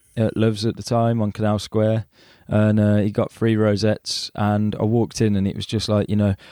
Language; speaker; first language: English; native; English